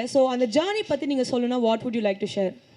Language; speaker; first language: Tamil; native; Tamil